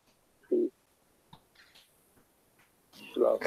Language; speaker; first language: German; non-native, learner; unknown